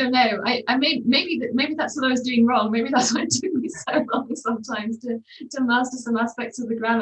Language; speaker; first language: English; native; English